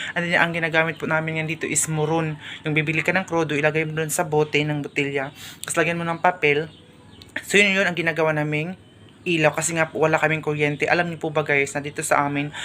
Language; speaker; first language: Filipino; non-native, local second language; Cebuano